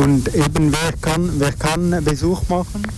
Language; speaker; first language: German; non-native, fluent; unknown